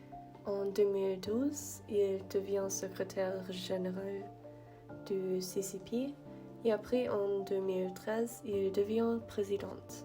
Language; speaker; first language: French; non-native, learner; German